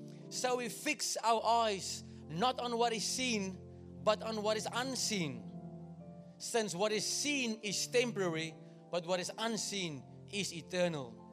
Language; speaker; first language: English; non-native, local second language; Afrikaans